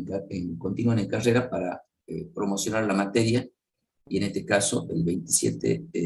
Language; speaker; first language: Spanish; native; Spanish